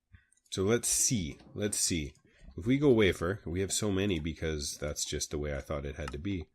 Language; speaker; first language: English; native; English